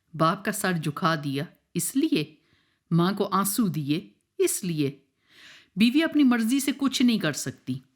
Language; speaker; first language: Urdu; non-native, local second language; Punjabi